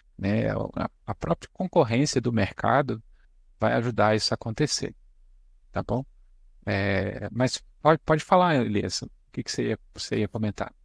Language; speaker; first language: Portuguese; native; Portuguese